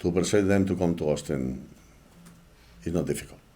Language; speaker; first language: English; non-native, fluent; Spanish